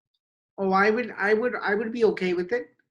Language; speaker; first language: English; native; English